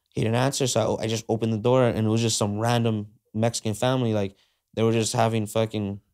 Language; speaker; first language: English; native; English